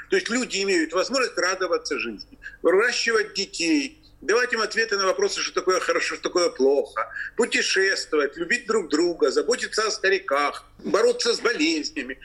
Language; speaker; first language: Russian; native; Russian